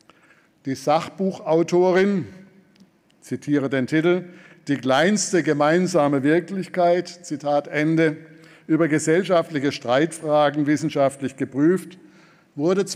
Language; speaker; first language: German; native; German